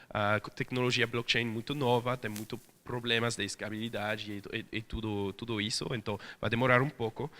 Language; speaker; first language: Portuguese; non-native, fluent; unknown